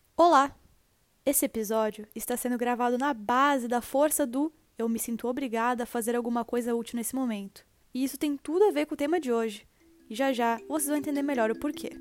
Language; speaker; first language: Portuguese; native; Portuguese